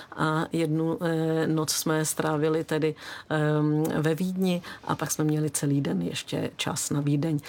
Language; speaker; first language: Czech; native; Czech